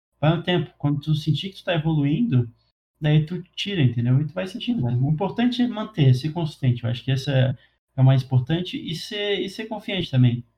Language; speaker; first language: Portuguese; native; Portuguese